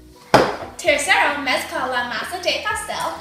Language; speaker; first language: Spanish; non-native, learner; English